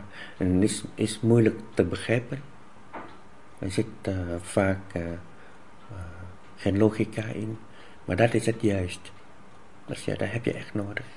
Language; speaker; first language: Dutch; non-native, fluent; Vietnamese